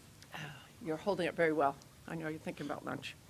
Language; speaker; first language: English; native; English